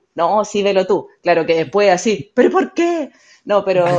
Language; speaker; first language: Spanish; native; Spanish